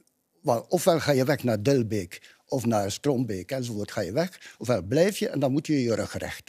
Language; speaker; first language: Dutch; native; Dutch